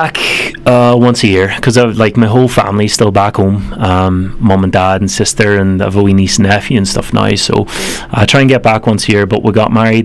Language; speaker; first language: English; native; English